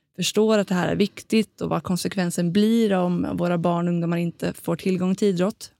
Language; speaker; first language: Swedish; native; Swedish